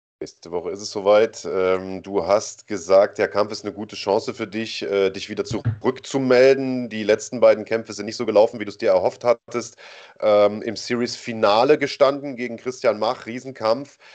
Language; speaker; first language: German; native; German